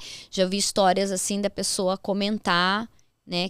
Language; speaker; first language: Portuguese; native; Portuguese